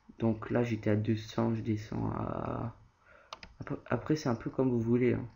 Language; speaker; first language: French; native; French